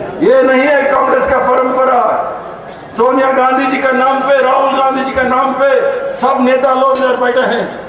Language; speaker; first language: Hindi; non-native, local second language; Kannada